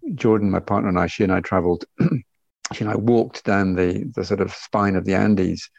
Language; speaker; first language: English; native; English